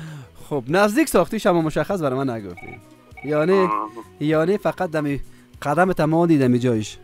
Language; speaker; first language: Persian; native; Persian